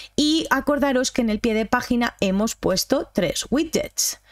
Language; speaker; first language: Spanish; native; Spanish